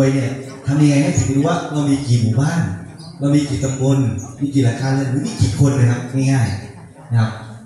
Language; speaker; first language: Thai; non-native, local second language; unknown